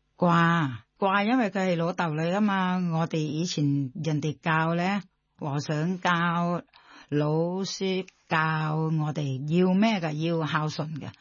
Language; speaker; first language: Cantonese; non-native, fluent; Thai